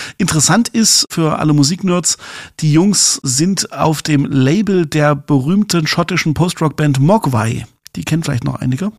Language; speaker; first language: German; native; German